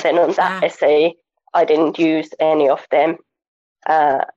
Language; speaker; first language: English; non-native, fluent; Finnish